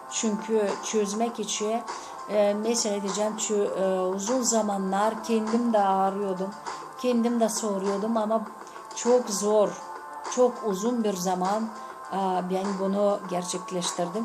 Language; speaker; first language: Turkish; non-native, fluent; Gagauz